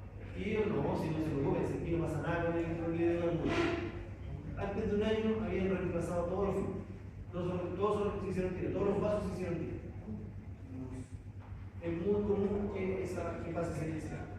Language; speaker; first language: Spanish; native; Spanish